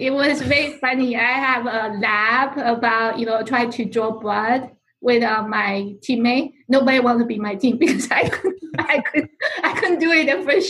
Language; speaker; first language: English; non-native, fluent; Chinese